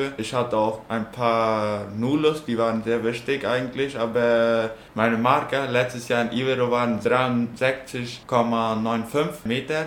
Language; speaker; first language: German; non-native, local second language; Plautdietsch